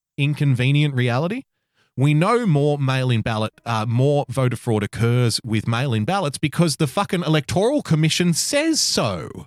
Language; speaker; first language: English; native; English